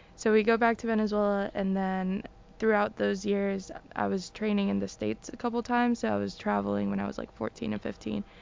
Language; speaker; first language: English; early bilingual, other home language; Spanish